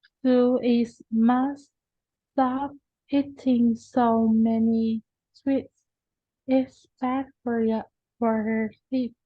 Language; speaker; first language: English; non-native, learner; Vietnamese